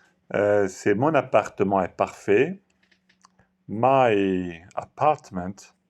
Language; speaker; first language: French; non-native, fluent; Italian